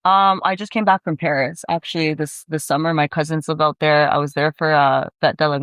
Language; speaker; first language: English; native; English